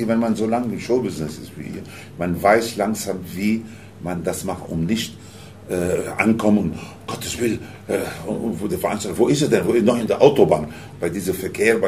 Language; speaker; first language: German; non-native, fluent; Spanish